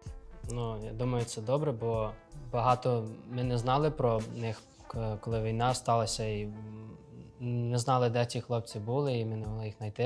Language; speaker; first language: Ukrainian; early bilingual, other home language; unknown